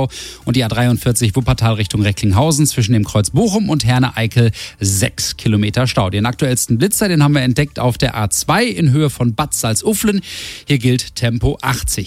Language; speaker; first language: German; native; German